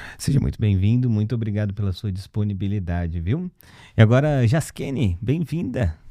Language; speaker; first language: Portuguese; early bilingual, other home language; Russian